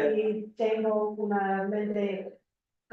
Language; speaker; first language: Spanish; non-native, fluent; English